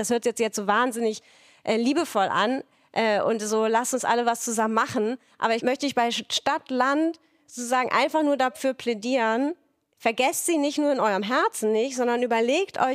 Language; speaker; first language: German; native; German